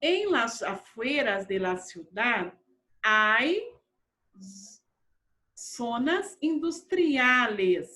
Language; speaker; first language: Spanish; non-native, fluent; Portuguese